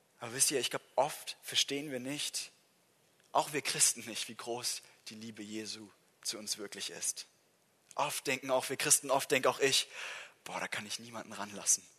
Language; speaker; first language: German; non-native, fluent; English